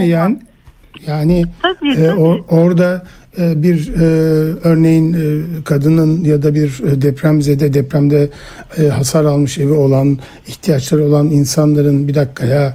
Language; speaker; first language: Turkish; native; Turkish